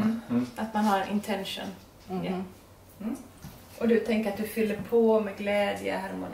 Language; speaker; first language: Swedish; native; Swedish